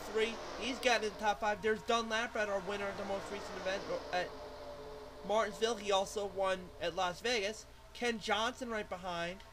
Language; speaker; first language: English; native; English